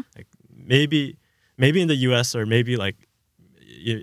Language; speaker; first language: English; early bilingual, other home language; Korean